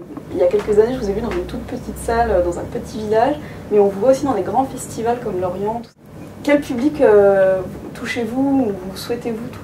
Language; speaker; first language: French; native; French